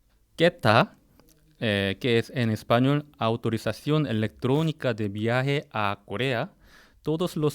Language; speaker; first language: Spanish; non-native, fluent; Korean